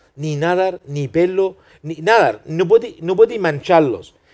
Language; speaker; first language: Spanish; non-native, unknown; Arabic